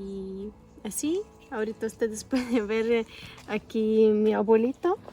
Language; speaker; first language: Spanish; non-native, local second language; Russian